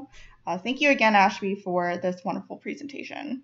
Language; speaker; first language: English; native; English